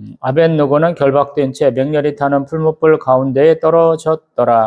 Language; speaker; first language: Korean; native; Korean